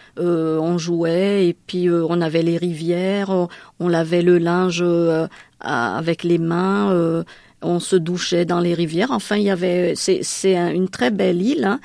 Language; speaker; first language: French; non-native, local second language; Malagasy